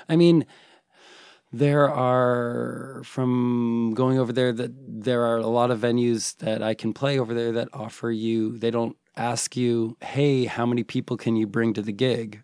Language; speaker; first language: English; native; English